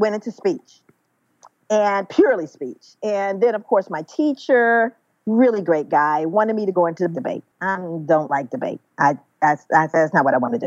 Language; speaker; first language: English; native; English